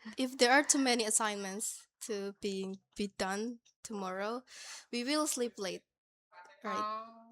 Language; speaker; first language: English; non-native, learner; Indonesian